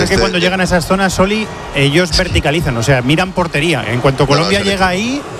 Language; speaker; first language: Spanish; native; Spanish